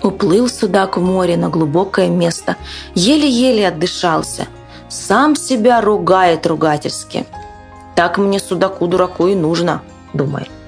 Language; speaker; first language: Russian; native; Russian